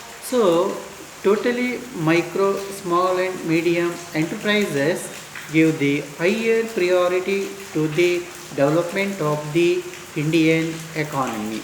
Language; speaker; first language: English; non-native, local second language; Kannada